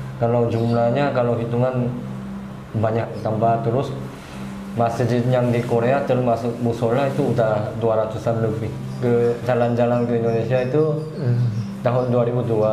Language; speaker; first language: Indonesian; non-native, fluent; Korean